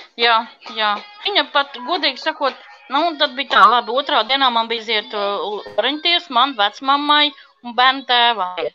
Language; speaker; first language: Latvian; native; Latvian